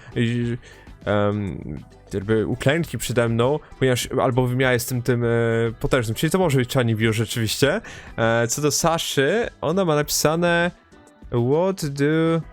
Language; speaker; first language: Polish; native; Polish